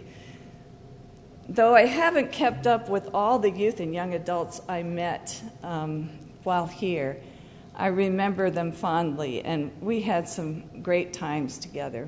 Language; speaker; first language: English; native; English